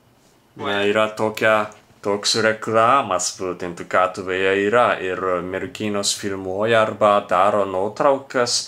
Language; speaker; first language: Lithuanian; non-native, learner; Japanese